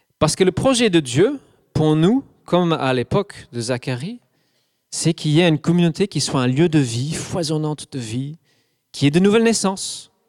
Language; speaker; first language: French; non-native, fluent; English